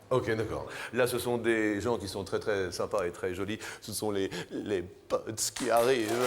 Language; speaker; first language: French; native; French